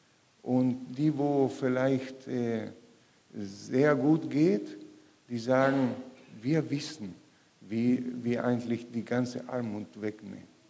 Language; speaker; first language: German; non-native, learner; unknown